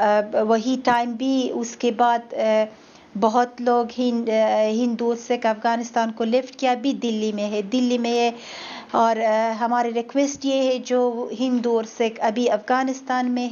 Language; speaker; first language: Hindi; non-native, learner; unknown